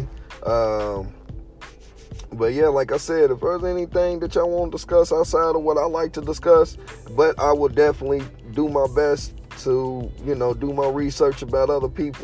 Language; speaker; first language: English; native; English